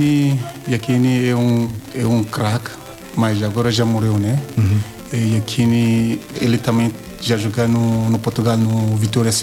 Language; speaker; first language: Portuguese; non-native, learner; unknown